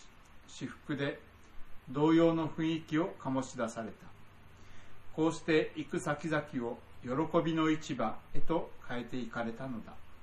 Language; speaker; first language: Japanese; native; Japanese